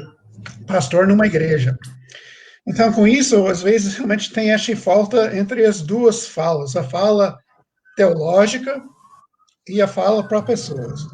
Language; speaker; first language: Portuguese; non-native, fluent; English